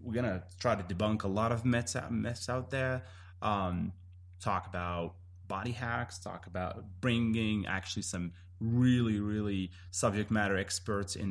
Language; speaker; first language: English; non-native, fluent; Arabic